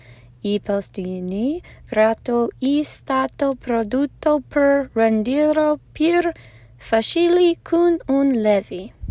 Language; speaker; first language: Italian; non-native, learner; English